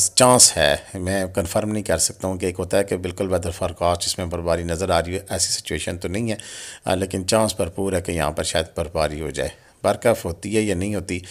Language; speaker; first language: Urdu; non-native, local second language; Pahari-Potwari